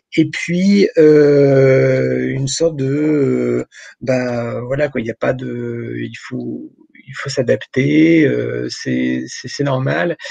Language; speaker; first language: French; native; French